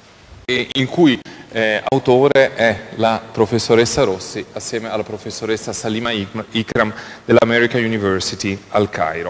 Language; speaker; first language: Italian; native; Italian